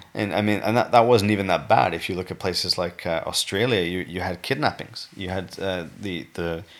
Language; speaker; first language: English; native; English